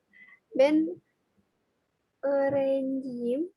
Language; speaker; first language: Turkish; non-native, learner; Indonesian